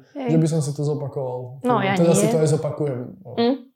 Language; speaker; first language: Slovak; native; Slovak